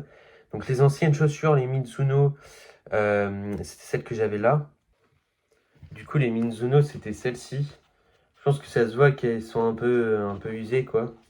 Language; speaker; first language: French; native; French